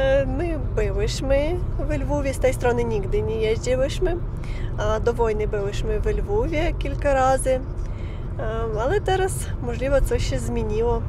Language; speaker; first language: Polish; non-native, learner; Ukrainian